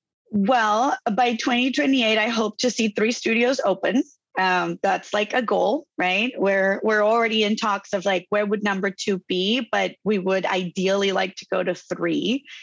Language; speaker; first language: English; non-native, fluent; Spanish